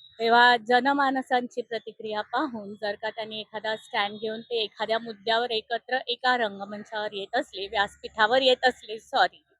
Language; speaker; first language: Marathi; native; Marathi